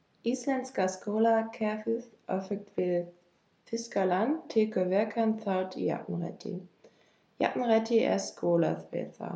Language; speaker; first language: Icelandic; non-native, learner; German